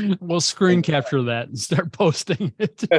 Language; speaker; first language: English; native; English